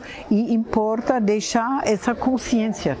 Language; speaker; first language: Portuguese; non-native, fluent; German